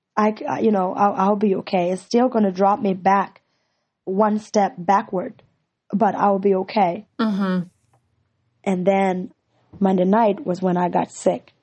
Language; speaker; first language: English; non-native, fluent; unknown